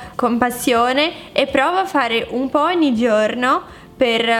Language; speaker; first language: Italian; non-native, fluent; Portuguese